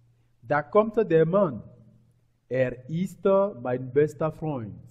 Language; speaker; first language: German; non-native, fluent; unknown